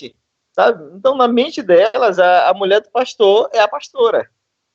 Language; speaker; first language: Portuguese; native; Portuguese